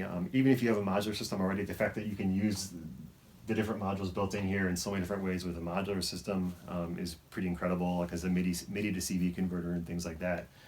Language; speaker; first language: English; native; English